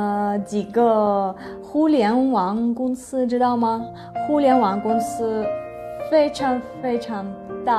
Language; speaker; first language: Chinese; non-native, fluent; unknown